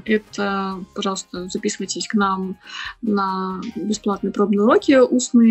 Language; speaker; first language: Russian; native; Russian